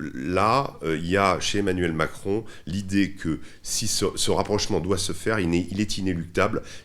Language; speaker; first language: French; native; French